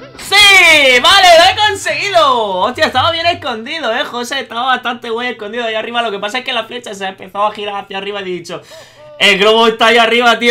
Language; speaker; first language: Spanish; native; Spanish